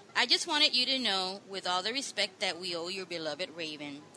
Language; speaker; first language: English; non-native, local second language; Spanish